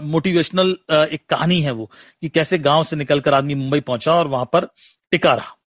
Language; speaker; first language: Hindi; native; Hindi